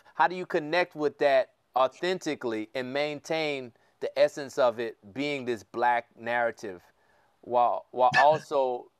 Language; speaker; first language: English; native; English